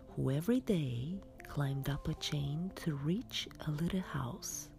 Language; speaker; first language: English; non-native, fluent; Romanian